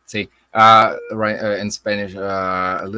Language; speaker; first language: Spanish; non-native, fluent; German